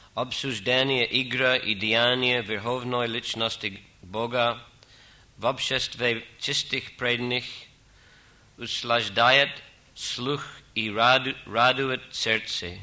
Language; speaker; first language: Russian; non-native, fluent; English